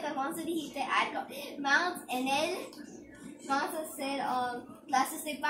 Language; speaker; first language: Spanish; early bilingual, heritage; Spanish